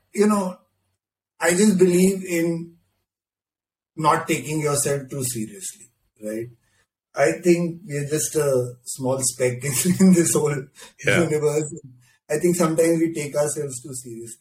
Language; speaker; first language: English; non-native, local second language; Hindi